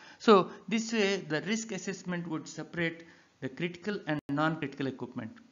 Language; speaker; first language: English; non-native, local second language; Telugu